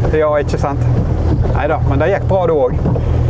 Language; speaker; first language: Norwegian; native; Norwegian